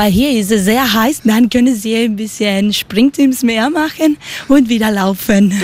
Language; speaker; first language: German; non-native, learner; Spanish